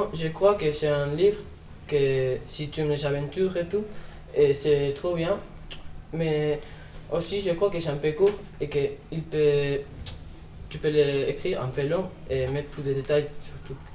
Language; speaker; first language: French; non-native, learner; Spanish